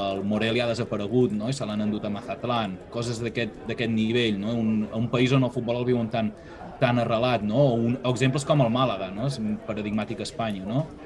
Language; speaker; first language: Catalan; native; Catalan